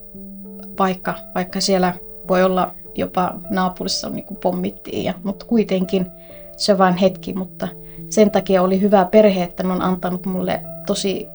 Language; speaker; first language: Finnish; non-native, fluent; Somali